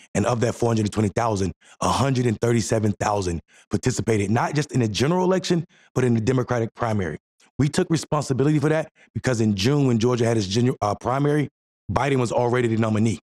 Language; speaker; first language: English; native; English